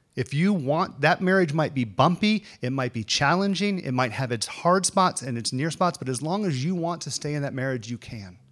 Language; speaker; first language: English; native; English